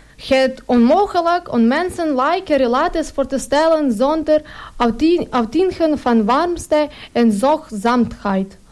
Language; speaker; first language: Dutch; non-native, learner; Ukrainian